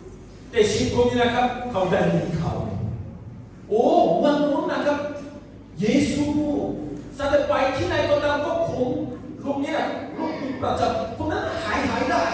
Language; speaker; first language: Thai; non-native, local second language; Lahu